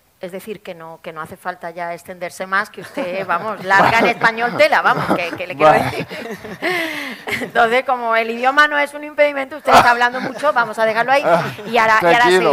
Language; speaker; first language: Spanish; native; Spanish